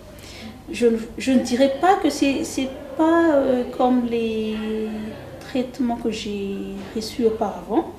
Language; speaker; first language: French; non-native, local second language; Malagasy